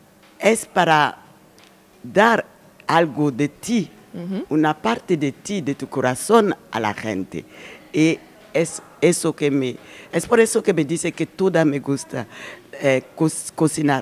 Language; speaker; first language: Spanish; non-native, learner; French